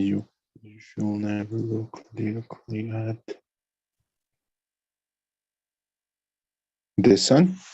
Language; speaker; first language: English; non-native, learner; Spanish